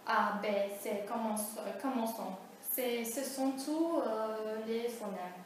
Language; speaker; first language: French; non-native, fluent; Turkish